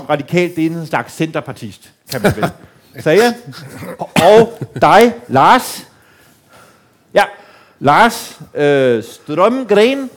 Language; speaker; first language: Danish; native; Danish